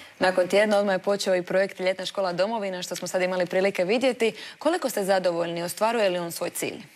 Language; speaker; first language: Croatian; native; Croatian